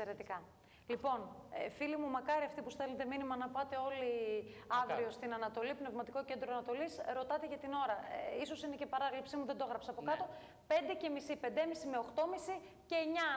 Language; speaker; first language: Greek; native; Greek